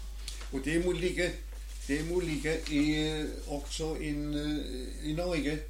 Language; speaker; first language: Danish; non-native, learner; German